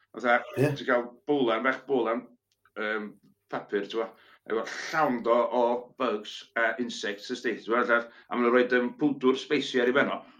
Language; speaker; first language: Welsh; native; Welsh